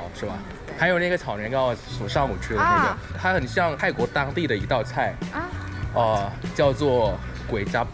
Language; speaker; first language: Chinese; non-native, fluent; Thai